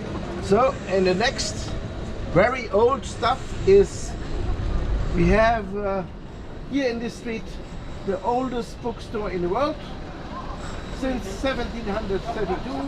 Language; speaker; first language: English; non-native, fluent; Portuguese